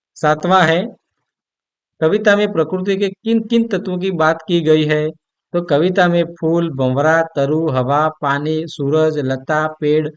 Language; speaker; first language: Hindi; non-native, local second language; Gujarati